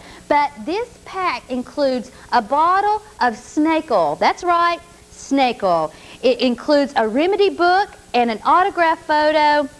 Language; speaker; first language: English; native; English